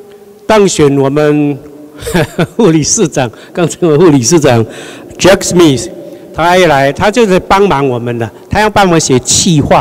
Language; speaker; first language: Chinese; native; Chinese